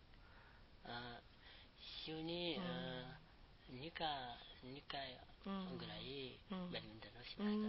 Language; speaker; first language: Japanese; non-native, learner; Nepali